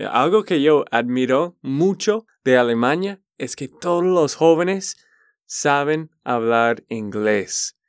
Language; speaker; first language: Spanish; non-native, learner; English